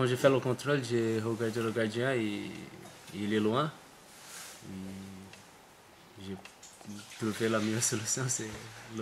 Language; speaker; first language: French; non-native, learner; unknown